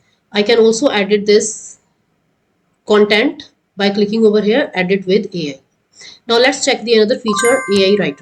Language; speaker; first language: English; non-native, local second language; Hindi